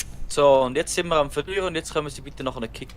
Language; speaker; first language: German; native; German